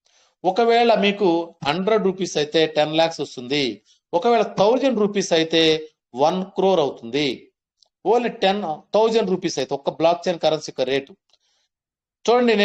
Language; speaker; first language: Telugu; native; Telugu